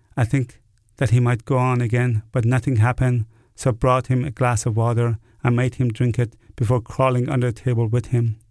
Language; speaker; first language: English; non-native, fluent; Persian